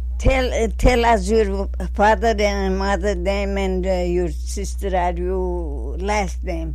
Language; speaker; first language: English; non-native, learner; Armenian